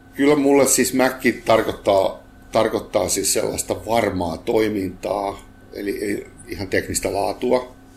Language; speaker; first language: Finnish; native; Finnish